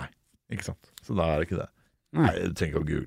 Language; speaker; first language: Norwegian; native; Norwegian